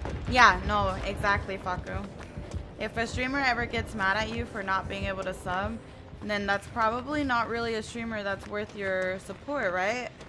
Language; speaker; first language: English; early bilingual, other home language; Spanish